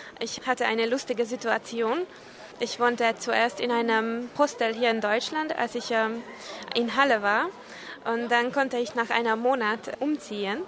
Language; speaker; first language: German; non-native, fluent; Hungarian